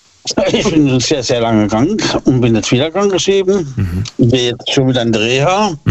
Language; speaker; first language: German; native; German